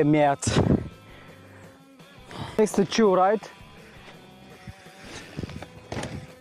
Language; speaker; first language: German; non-native, learner; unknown